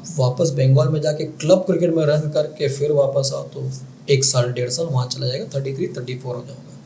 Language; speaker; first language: Hindi; native; Hindi